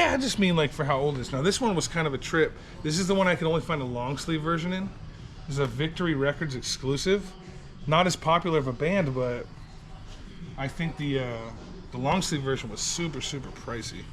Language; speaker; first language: English; native; English